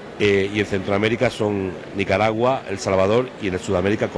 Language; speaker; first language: Spanish; native; Spanish